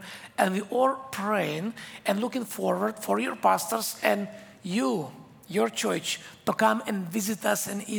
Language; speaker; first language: English; non-native, fluent; Hebrew